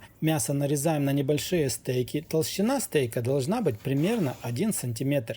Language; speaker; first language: Russian; native; Russian